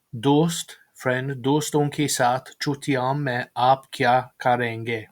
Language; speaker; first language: Urdu; non-native, learner; English